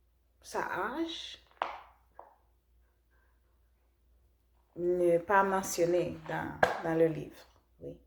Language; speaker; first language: French; non-native, learner; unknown